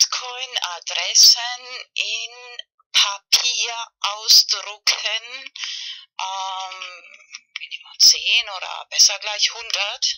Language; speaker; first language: German; non-native, learner; Spanish